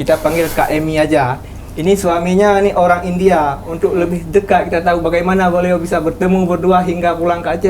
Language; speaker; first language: Indonesian; native; Indonesian